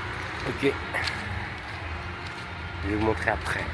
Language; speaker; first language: French; non-native, fluent; Indonesian